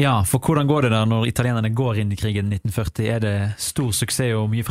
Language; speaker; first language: Norwegian; native; Norwegian